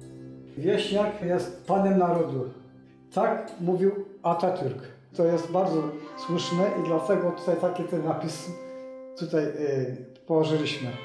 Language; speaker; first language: Polish; early bilingual, heritage; Polish